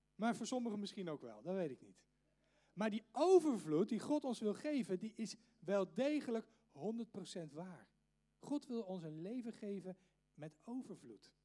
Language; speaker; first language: Dutch; native; Dutch